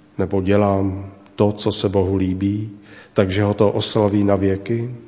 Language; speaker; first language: Czech; native; Czech